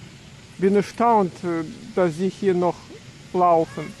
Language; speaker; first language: German; non-native, fluent; Russian